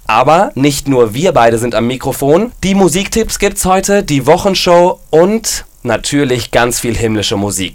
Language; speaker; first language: German; native; German